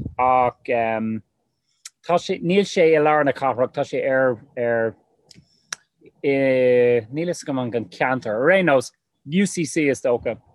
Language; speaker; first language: Irish; non-native, local second language; English